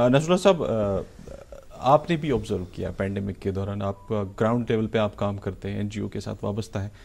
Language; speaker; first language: Hindi; non-native, local second language; Kashmiri